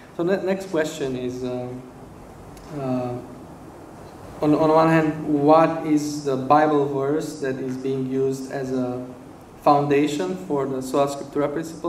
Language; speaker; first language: English; non-native, fluent; Romanian